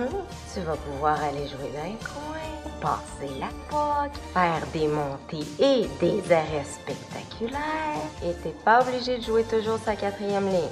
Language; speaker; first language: French; native; French